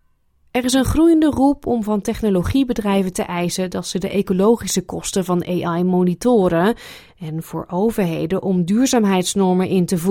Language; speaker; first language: Dutch; native; Dutch